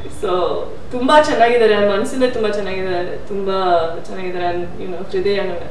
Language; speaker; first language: Kannada; non-native, fluent; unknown